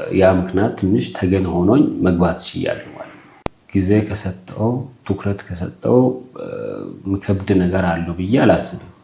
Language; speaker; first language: Amharic; non-native, local second language; Oromo